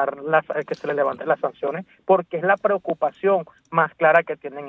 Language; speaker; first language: Spanish; native; Spanish